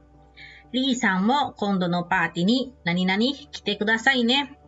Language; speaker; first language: Japanese; non-native, fluent; Indonesian